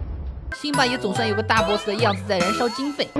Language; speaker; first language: Chinese; native; Chinese